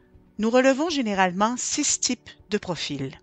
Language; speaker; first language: French; native; French